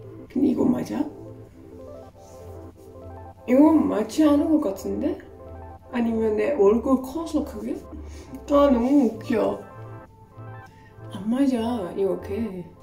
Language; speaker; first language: Korean; non-native, fluent; Dutch